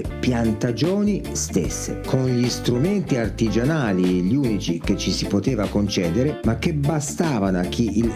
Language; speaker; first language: Italian; native; Italian